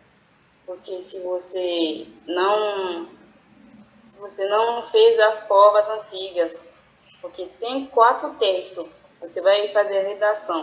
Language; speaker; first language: Portuguese; non-native, fluent; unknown